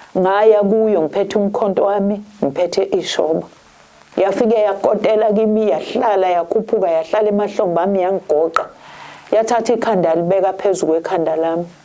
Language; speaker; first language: Zulu; native; Zulu